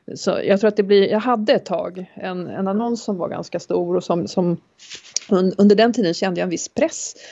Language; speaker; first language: Swedish; native; Swedish